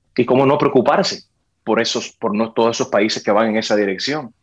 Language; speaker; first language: Spanish; early bilingual, heritage; Spanish